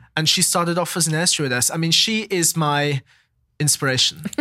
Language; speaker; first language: English; native; English